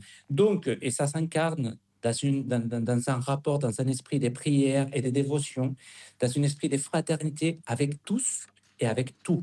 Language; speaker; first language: French; non-native, fluent; Spanish